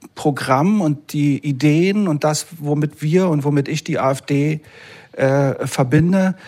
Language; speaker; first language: German; native; German